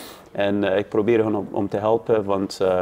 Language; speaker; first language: Dutch; non-native, learner; Persian